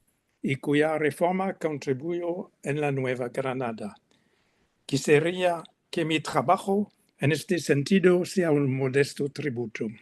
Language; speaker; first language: Spanish; non-native, learner; French